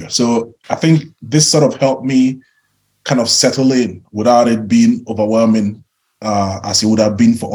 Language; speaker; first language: English; non-native, local second language; Igbo